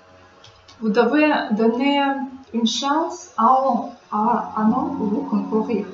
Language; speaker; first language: French; non-native, learner; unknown